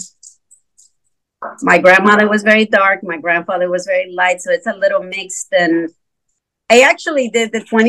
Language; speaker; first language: English; non-native, fluent; Spanish